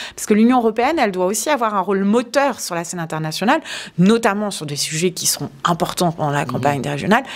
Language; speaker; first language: French; native; French